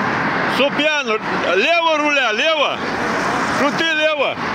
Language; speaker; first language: Russian; non-native, local second language; Chechen